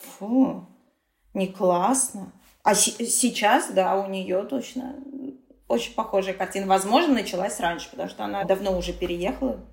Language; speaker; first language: Russian; non-native, local second language; Tatar